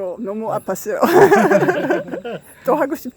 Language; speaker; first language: Korean; non-native, learner; English